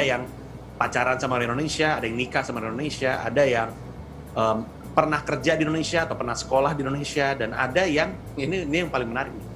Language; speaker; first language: Indonesian; native; Indonesian